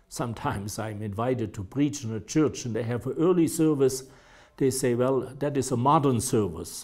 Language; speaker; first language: English; non-native, fluent; German